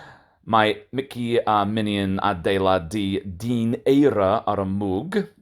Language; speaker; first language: Welsh; non-native, learner; English